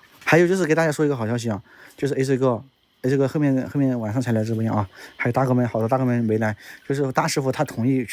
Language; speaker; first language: Chinese; native; Chinese